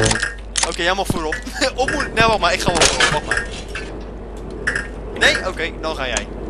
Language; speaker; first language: Dutch; native; Dutch